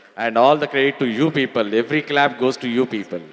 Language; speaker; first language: English; non-native, local second language; Marathi